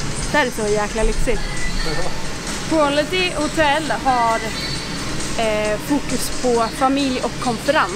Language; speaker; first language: Swedish; native; Swedish